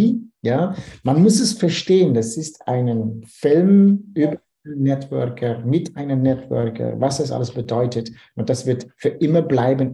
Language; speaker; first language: German; non-native, fluent; Dutch